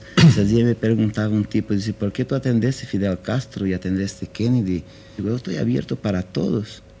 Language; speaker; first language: Spanish; non-native, learner; Portuguese